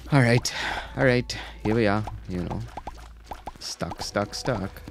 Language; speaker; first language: English; native; English